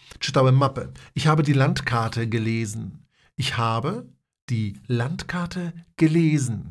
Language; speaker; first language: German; non-native, fluent; Polish